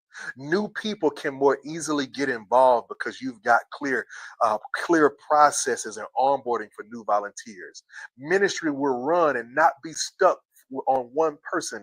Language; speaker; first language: English; native; English